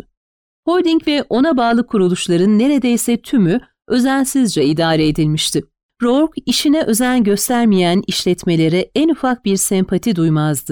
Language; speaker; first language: Turkish; native; Turkish